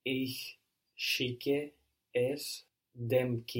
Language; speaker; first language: German; non-native, learner; English